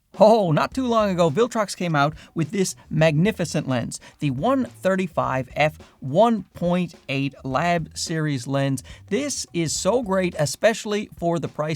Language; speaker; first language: English; native; English